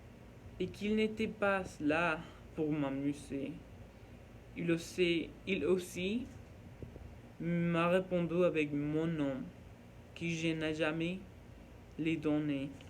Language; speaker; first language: French; non-native, learner; Norwegian